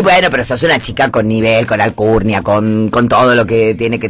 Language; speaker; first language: Spanish; native; Spanish